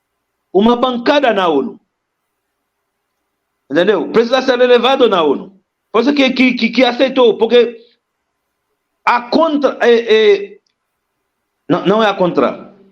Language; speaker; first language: Portuguese; non-native, fluent; Haitian Creole